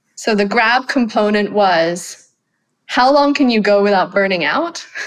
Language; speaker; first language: English; non-native, fluent; Thai